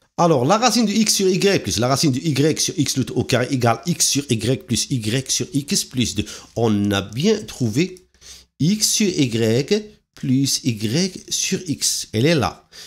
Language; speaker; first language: French; non-native, local second language; Arabic